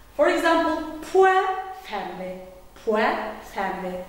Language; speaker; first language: English; non-native, fluent; Azerbaijani